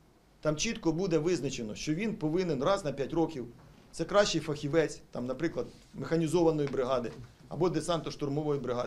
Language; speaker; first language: Ukrainian; native; Ukrainian